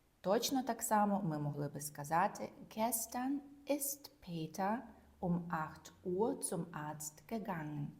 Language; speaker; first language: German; non-native, fluent; Ukrainian